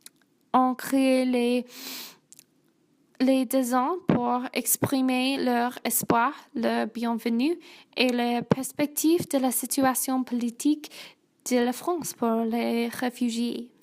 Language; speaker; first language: French; non-native, learner; English